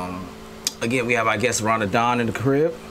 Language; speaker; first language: English; native; English